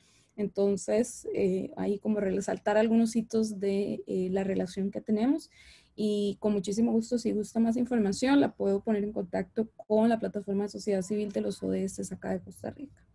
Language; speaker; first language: Spanish; native; Spanish